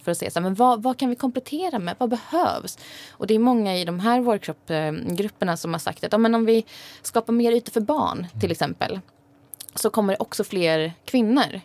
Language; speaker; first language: Swedish; native; Swedish